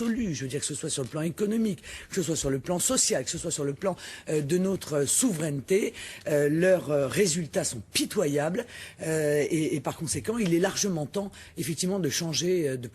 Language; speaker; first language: French; native; French